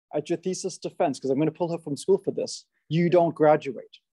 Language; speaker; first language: English; native; English